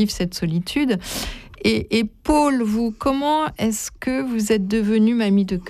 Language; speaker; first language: French; native; French